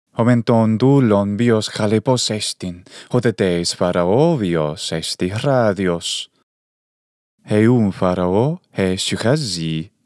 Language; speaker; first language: Greek; non-native, fluent; English